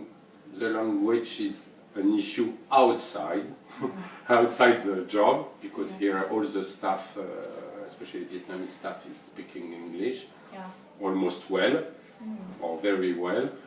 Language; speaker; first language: English; non-native, learner; French